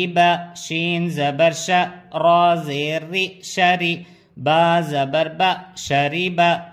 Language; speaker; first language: Urdu; native; Urdu